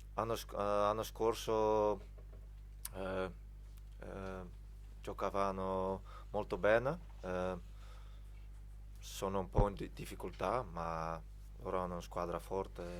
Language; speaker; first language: Italian; non-native, fluent; Dutch